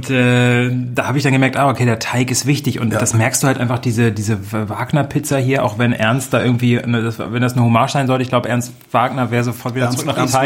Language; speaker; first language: German; native; German